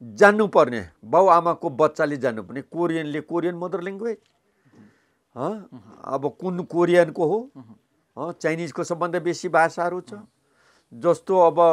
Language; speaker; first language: Nepali; non-native, local second language; Limbu